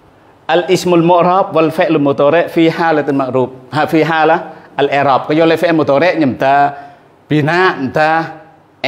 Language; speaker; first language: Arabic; non-native, fluent; Western Cham